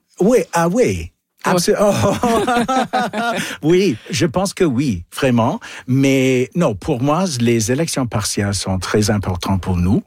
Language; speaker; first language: French; non-native, local second language; English